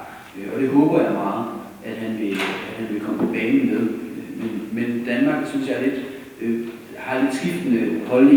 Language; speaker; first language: Danish; native; Danish